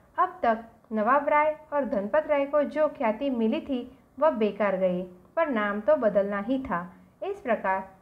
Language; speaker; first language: Hindi; non-native, local second language; Gujarati